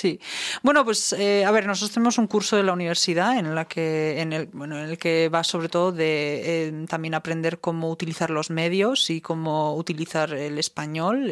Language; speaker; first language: Spanish; non-native, fluent; German